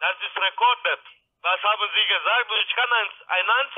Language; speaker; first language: German; non-native, learner; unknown